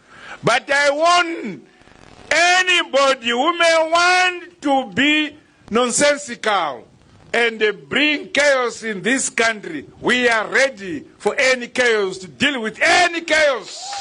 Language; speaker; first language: English; non-native, local second language; Shona